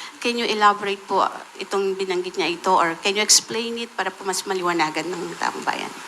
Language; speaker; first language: Filipino; native; Filipino